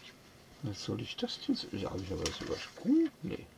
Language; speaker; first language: German; native; German